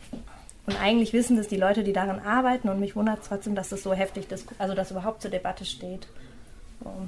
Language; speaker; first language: German; native; German